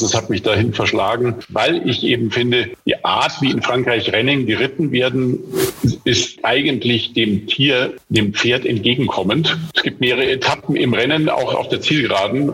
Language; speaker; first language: German; native; German